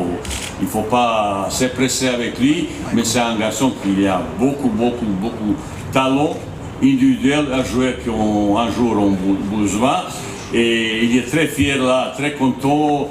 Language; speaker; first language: French; non-native, fluent; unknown